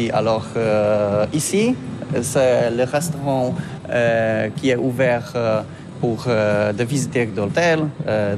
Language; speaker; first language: French; non-native, learner; Polish